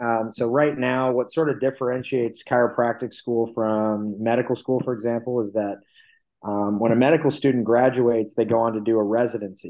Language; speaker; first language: English; native; English